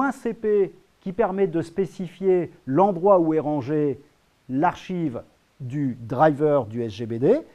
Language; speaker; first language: French; native; French